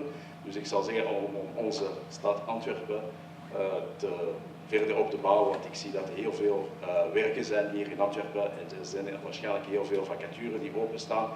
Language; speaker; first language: Dutch; early bilingual, other home language; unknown